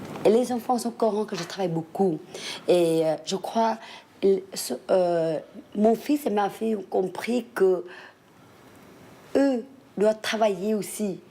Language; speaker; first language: French; early bilingual, other home language; Vietnamese